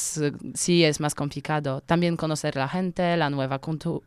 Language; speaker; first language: Spanish; non-native, learner; Polish